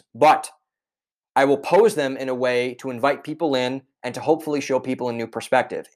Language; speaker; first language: English; native; English